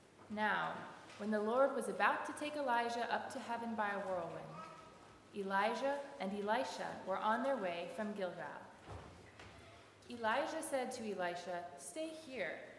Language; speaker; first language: English; native; English